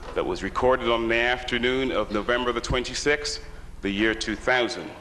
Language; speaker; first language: English; native; English